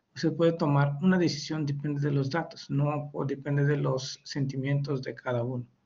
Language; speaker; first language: Spanish; non-native, fluent; Hindi